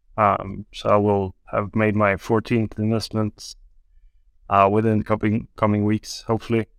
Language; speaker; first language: English; non-native, fluent; Swedish